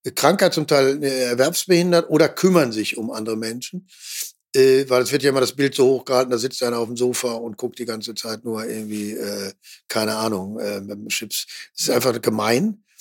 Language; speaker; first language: German; native; German